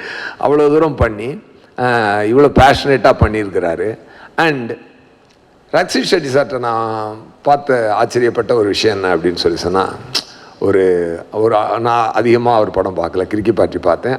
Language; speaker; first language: Tamil; native; Tamil